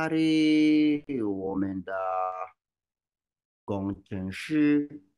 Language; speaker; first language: Chinese; non-native, learner; Swahili